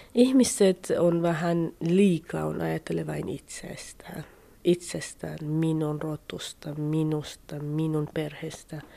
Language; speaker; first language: Finnish; non-native, learner; Central Kurdish